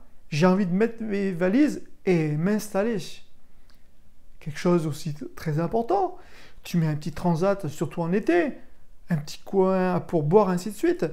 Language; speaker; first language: French; native; French